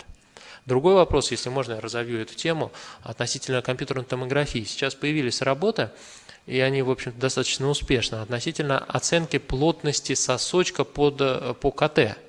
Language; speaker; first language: Russian; native; Russian